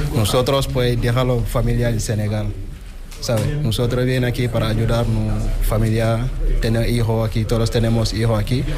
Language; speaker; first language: Spanish; non-native, learner; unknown